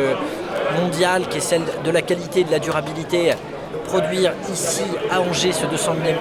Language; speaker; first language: French; native; French